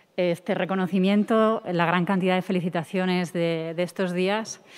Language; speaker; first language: Spanish; native; Spanish